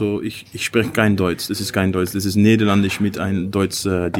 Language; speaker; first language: German; non-native, learner; Dutch